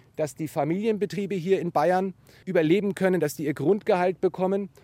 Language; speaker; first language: German; native; German